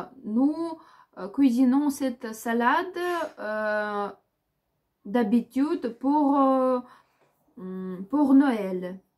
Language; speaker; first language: French; non-native, learner; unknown